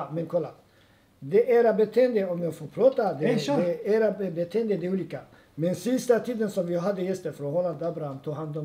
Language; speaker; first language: Swedish; non-native, fluent; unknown